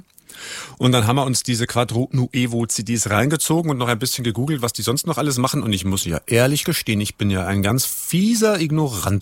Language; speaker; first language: German; native; German